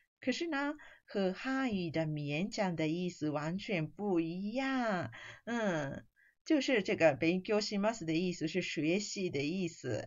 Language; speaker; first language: Chinese; non-native, fluent; Japanese